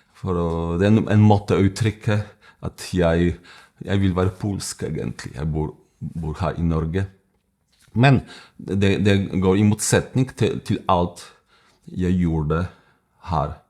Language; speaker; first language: Norwegian; non-native, fluent; Polish